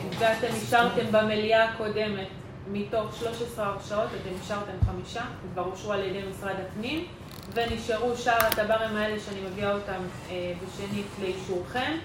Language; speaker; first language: Hebrew; non-native, local second language; Arabic